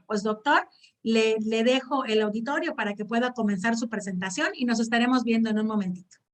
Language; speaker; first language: Spanish; native; Spanish